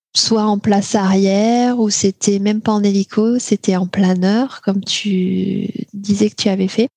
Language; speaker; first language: French; native; French